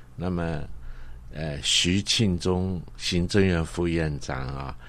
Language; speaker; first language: Chinese; non-native, local second language; Cantonese